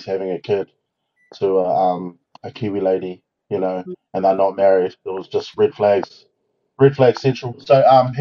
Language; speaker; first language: English; native; English